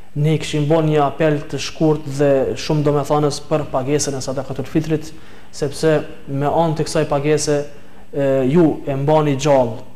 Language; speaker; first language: Albanian; native; Albanian